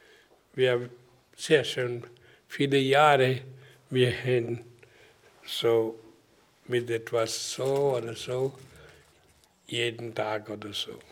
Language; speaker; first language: German; non-native, learner; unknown